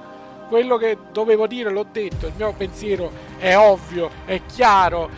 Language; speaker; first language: Italian; native; Italian